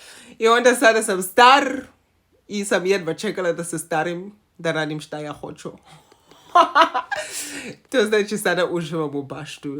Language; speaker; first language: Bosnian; non-native, learner; Zulu